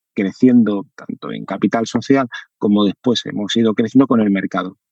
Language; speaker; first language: Spanish; native; Spanish